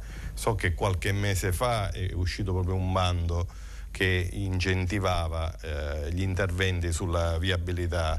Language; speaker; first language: Italian; native; Italian